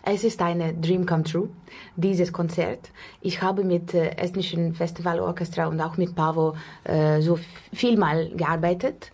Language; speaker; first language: German; non-native, learner; Russian